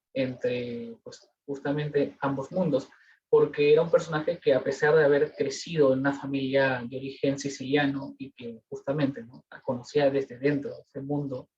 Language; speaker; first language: Spanish; native; Spanish